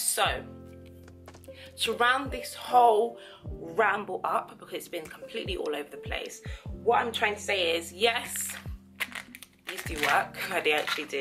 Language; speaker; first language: English; native; English